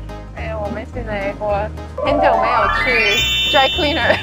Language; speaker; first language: Chinese; early bilingual, heritage; Chinese